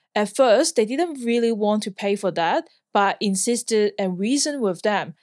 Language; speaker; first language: English; non-native, local second language; Cantonese